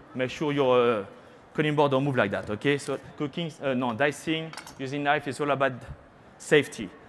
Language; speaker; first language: English; non-native, fluent; French